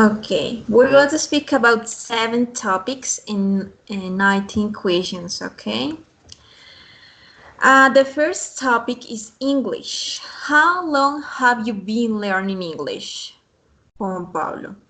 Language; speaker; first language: English; non-native, fluent; Spanish